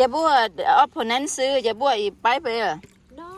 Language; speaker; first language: Danish; non-native, learner; Thai